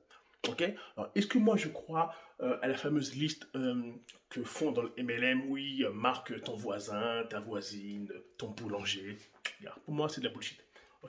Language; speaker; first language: French; native; French